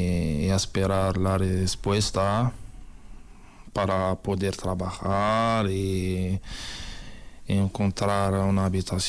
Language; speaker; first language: Spanish; non-native, learner; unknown